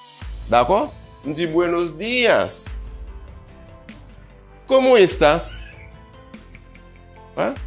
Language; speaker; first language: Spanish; non-native, fluent; Haitian Creole